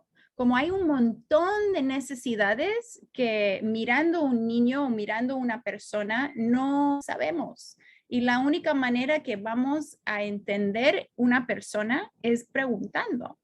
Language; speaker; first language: Spanish; non-native, fluent; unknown